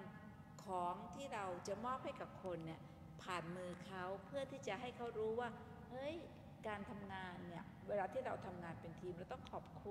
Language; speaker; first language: Thai; native; Thai